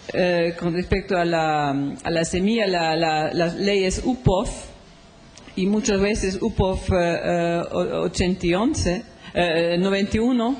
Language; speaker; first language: Spanish; non-native, fluent; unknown